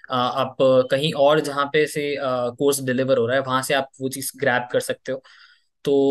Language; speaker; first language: Hindi; native; Hindi